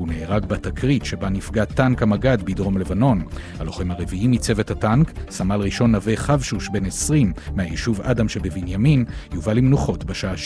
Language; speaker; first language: Hebrew; native; Hebrew